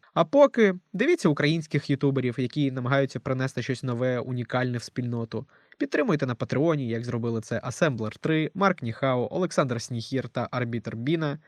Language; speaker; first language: Ukrainian; non-native, local second language; Russian